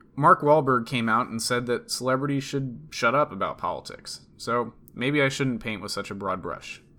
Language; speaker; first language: English; native; English